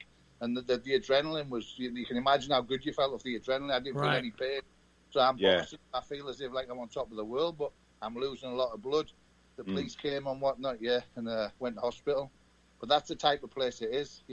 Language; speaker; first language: English; native; English